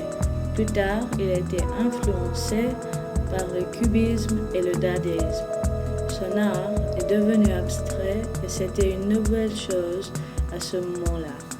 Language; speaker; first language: French; non-native, learner; English